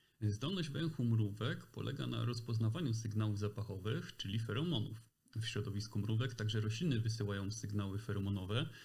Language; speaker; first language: Polish; native; Polish